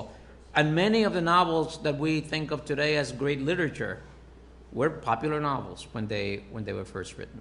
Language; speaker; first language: English; early bilingual, other home language; Spanish